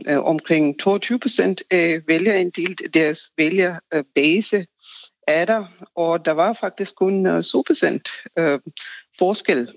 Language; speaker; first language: Danish; non-native, fluent; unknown